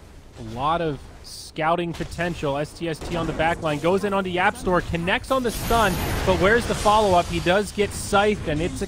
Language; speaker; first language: English; native; English